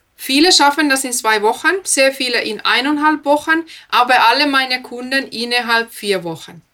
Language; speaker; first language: German; non-native, fluent; Finnish